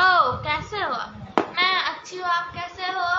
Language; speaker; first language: Hindi; non-native, local second language; Bangla